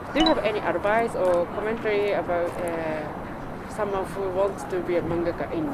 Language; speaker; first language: English; non-native, fluent; Japanese